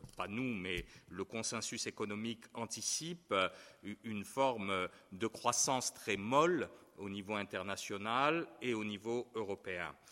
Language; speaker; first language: French; non-native, fluent; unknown